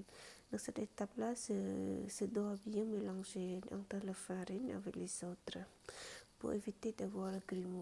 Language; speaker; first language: French; non-native, fluent; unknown